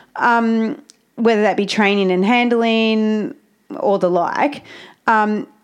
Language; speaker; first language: English; native; English